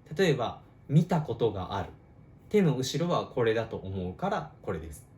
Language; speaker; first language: Japanese; native; Japanese